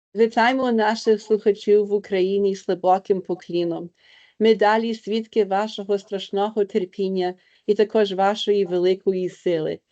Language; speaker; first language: Ukrainian; early bilingual, other home language; English